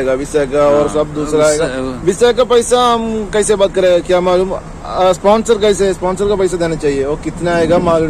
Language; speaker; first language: Hindi; non-native, local second language; Malayalam